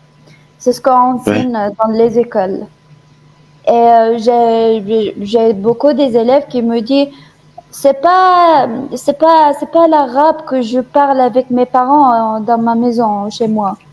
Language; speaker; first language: French; non-native, fluent; Arabic